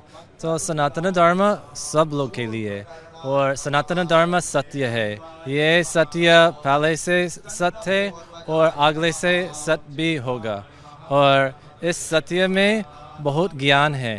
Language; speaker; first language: Hindi; non-native, learner; English